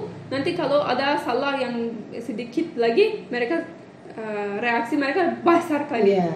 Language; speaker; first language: Indonesian; non-native, learner; Turkish